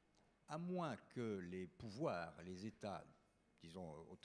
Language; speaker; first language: French; native; French